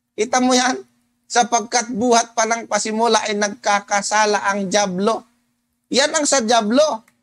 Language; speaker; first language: Filipino; non-native, local second language; Cebuano